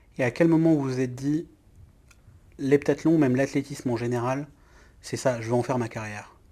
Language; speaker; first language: French; native; French